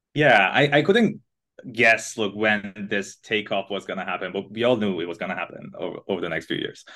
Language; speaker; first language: English; non-native, fluent; Persian